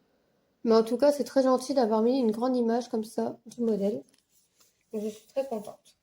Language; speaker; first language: French; native; French